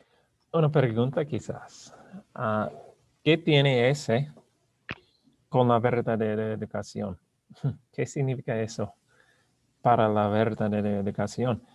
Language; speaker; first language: Spanish; non-native, learner; English